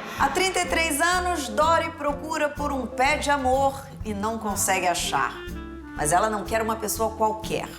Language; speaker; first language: Portuguese; native; Portuguese